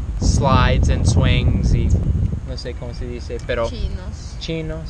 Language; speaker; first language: Spanish; non-native, learner; English